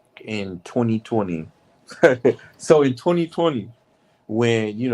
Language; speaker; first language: English; native; English